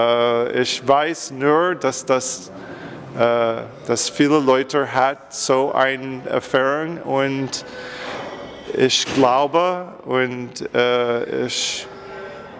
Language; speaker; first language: German; non-native, learner; English